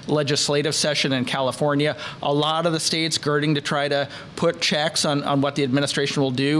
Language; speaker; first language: English; native; English